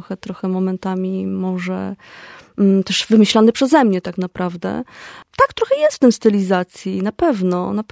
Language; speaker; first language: Polish; native; Polish